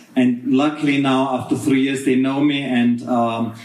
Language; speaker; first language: English; non-native, fluent; German